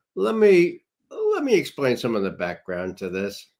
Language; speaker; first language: English; native; English